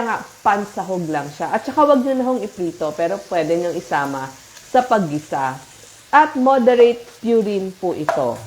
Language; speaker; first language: Filipino; native; Filipino